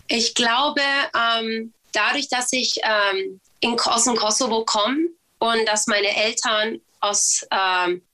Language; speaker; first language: German; early bilingual, other home language; Swedish